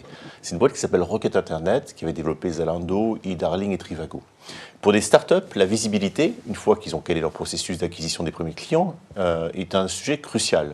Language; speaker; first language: French; native; French